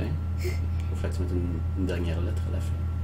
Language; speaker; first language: French; native; French